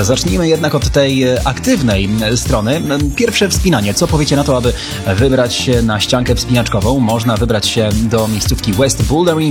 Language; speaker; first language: Polish; native; Polish